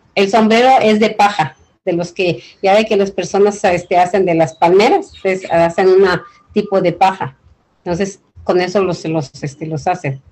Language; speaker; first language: Spanish; native; Spanish